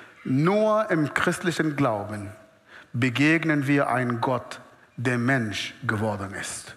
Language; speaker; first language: German; non-native, fluent; Arabic